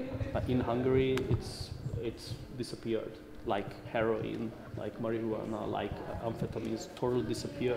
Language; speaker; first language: English; non-native, fluent; Hungarian